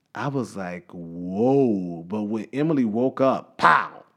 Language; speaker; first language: English; native; English